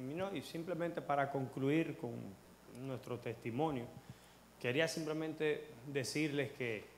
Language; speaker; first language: Spanish; early bilingual, heritage; Spanish